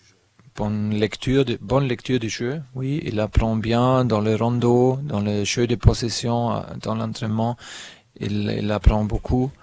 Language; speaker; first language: French; non-native, learner; German